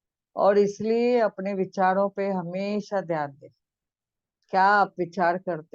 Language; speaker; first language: Hindi; native; Hindi